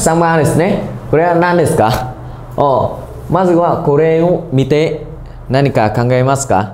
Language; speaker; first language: Japanese; non-native, fluent; Vietnamese